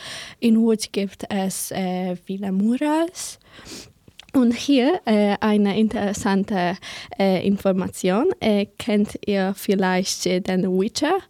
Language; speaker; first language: German; non-native, learner; Polish